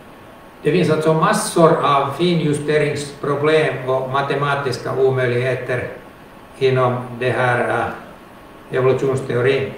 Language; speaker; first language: Swedish; non-native, local second language; Finnish